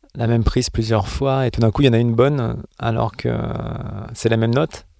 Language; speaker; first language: French; native; French